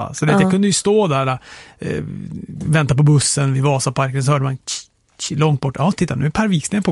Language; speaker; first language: Swedish; native; Swedish